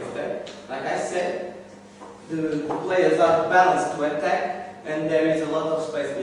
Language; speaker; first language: English; non-native, learner; Portuguese